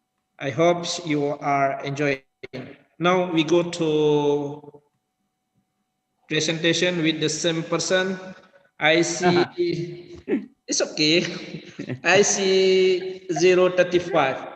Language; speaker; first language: English; non-native, learner; Indonesian